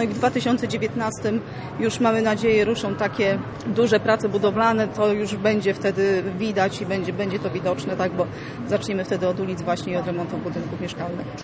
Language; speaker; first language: Polish; native; Polish